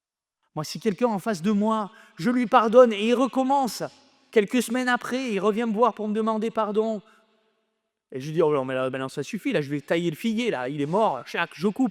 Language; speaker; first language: French; native; French